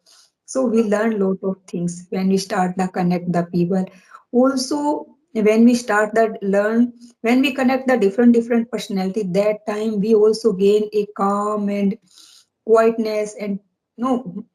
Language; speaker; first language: English; non-native, learner; Hindi